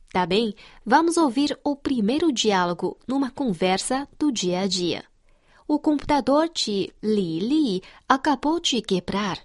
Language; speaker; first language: Portuguese; non-native, fluent; Chinese